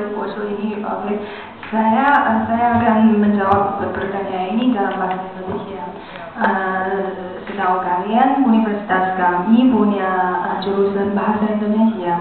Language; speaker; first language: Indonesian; non-native, fluent; Chinese